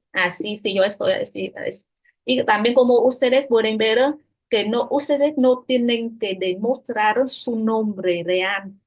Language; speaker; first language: Spanish; non-native, fluent; Vietnamese